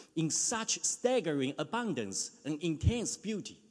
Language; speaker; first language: English; non-native, fluent; Chinese